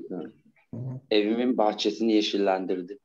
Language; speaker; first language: Turkish; native; Turkish